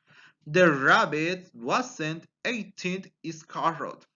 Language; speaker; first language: English; non-native, fluent; Spanish